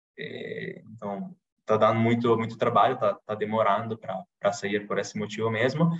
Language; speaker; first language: Portuguese; non-native, fluent; Italian